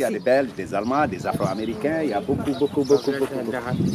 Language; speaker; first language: French; non-native, local second language; Wolof